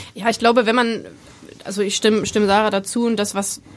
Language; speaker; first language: German; native; German